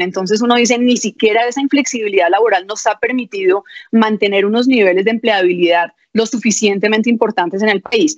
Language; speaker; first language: Spanish; native; Spanish